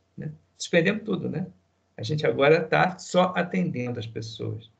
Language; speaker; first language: Portuguese; native; Portuguese